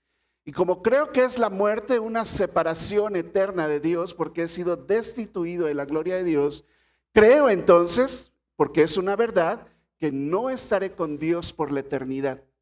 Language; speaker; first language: Spanish; native; Spanish